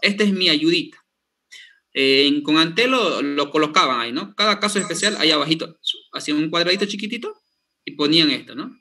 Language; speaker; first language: Spanish; native; Spanish